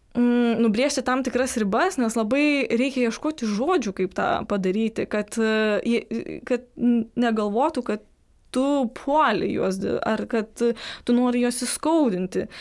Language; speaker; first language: Lithuanian; native; Lithuanian